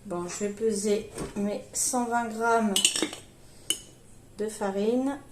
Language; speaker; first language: French; native; French